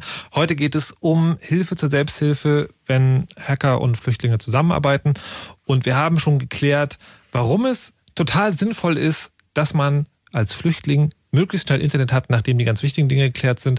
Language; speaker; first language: German; native; German